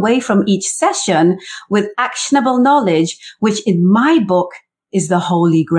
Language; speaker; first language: English; native; English